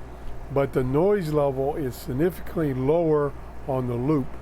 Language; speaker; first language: English; native; English